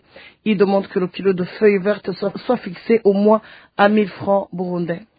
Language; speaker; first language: French; non-native, local second language; Rundi